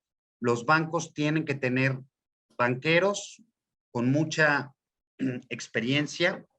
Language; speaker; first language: Spanish; native; Spanish